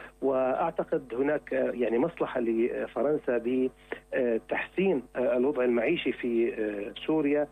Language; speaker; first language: Arabic; native; Arabic